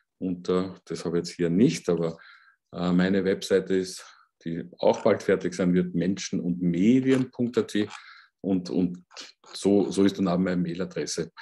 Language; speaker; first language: German; native; German